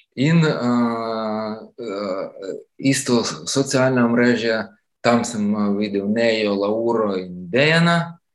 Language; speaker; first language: Slovenian; non-native, fluent; Ukrainian